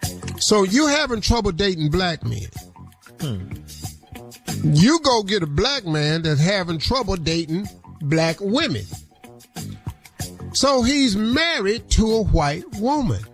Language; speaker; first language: English; native; English